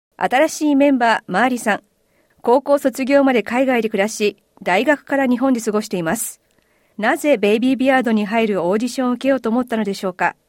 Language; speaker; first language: Japanese; native; Japanese